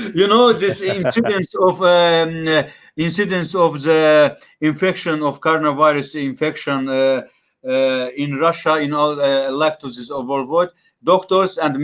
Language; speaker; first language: English; non-native, learner; Russian